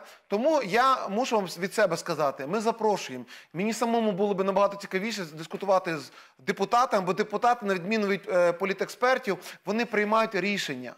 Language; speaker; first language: Ukrainian; native; Ukrainian